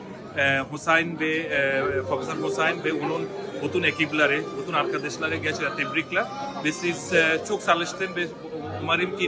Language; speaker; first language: Turkish; non-native, learner; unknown